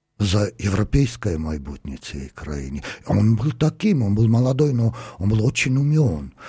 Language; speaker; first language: Russian; non-native, local second language; Armenian